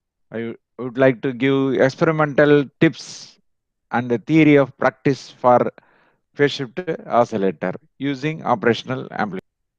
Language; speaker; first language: English; non-native, local second language; Tamil